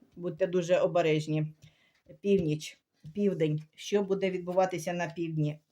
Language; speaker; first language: Ukrainian; native; Ukrainian